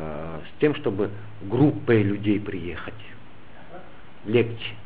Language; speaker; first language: Russian; native; Russian